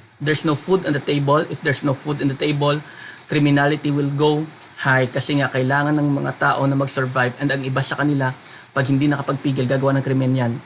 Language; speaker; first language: Filipino; non-native, local second language; Hiligaynon